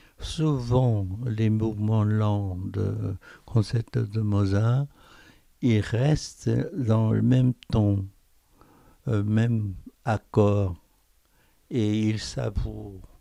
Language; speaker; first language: French; non-native, fluent; Korean